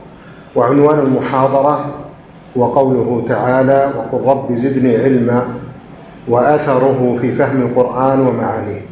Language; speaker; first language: Arabic; native; Arabic